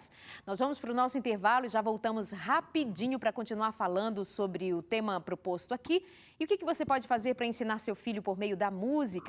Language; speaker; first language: Portuguese; native; Portuguese